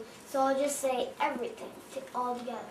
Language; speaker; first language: English; native; English